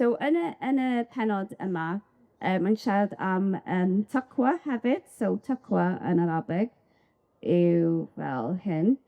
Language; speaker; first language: Welsh; non-native, local second language; English